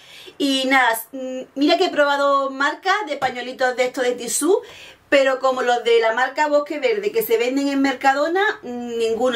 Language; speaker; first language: Spanish; native; Spanish